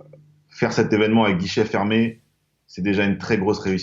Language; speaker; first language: French; native; French